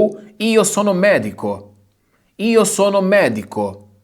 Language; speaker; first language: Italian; non-native, fluent; Portuguese